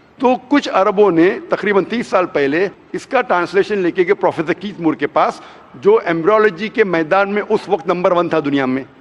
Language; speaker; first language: Hindi; non-native, local second language; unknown